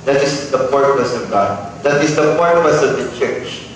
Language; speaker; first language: English; non-native, local second language; Filipino